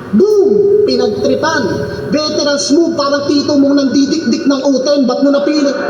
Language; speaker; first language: Filipino; non-native, local second language; Cebuano